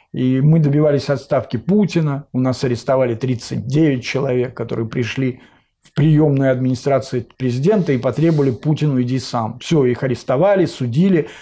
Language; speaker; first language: Russian; native; Russian